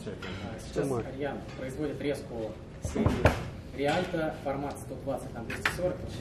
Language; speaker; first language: Russian; native; Russian